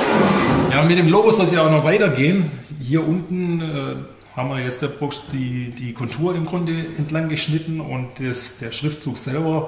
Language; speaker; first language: German; native; German